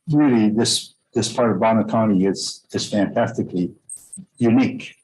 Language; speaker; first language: English; non-native, fluent; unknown